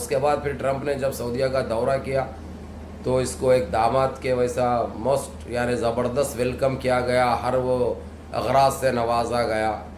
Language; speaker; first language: Urdu; native; Urdu